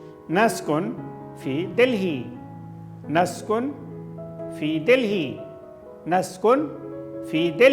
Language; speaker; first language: Arabic; non-native, fluent; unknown